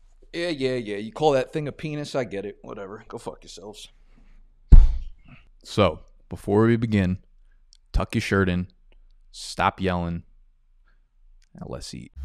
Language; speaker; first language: English; native; English